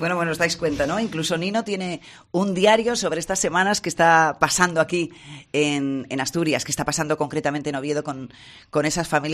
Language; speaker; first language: Spanish; native; Spanish